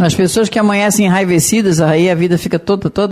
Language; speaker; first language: Portuguese; native; Portuguese